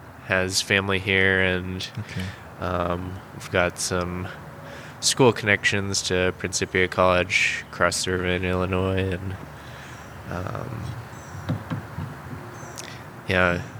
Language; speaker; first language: English; native; English